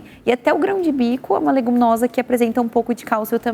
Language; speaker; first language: Portuguese; native; Portuguese